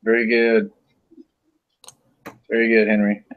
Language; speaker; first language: English; native; English